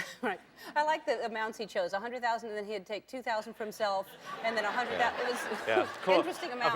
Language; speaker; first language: English; native; English